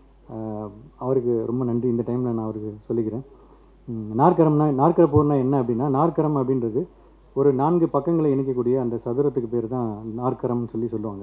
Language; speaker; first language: Tamil; native; Tamil